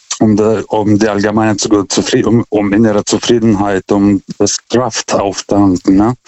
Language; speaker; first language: German; non-native, fluent; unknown